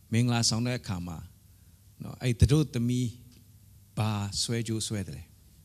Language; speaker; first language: Burmese; non-native, local second language; Hakha Chin